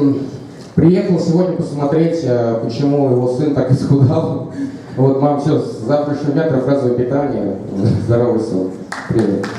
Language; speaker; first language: Russian; native; Russian